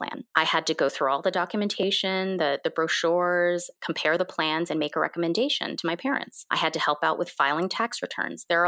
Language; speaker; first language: English; early bilingual, other home language; Korean